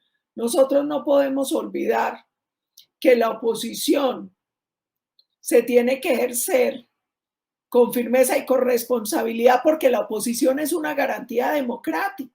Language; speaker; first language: Spanish; native; Spanish